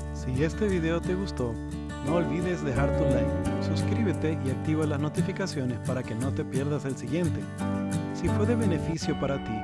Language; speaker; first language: Spanish; native; Spanish